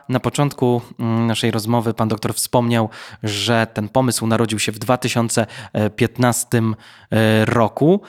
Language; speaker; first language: Polish; native; Polish